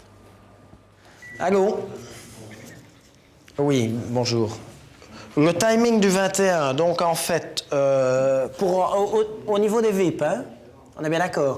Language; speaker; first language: French; native; French